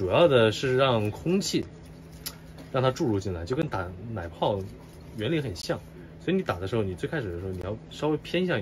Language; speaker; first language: Chinese; native; Chinese